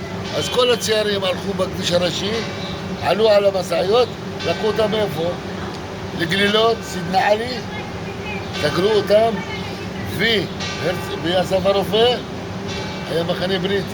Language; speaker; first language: Hebrew; non-native, local second language; Arabic